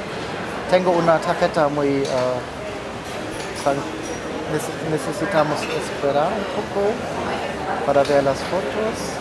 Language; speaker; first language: Spanish; non-native, learner; German